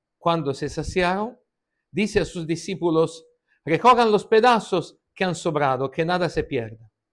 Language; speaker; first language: Spanish; non-native, fluent; Italian